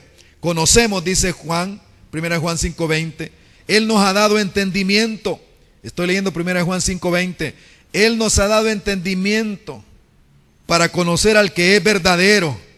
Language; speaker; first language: Spanish; native; Spanish